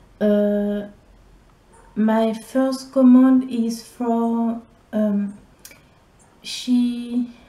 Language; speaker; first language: English; non-native, learner; French